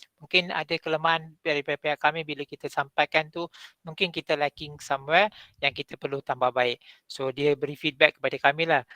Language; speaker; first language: Malay; non-native, local second language; Tamil